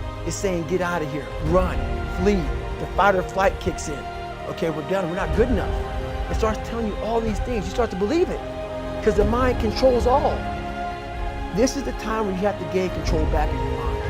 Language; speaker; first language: English; native; English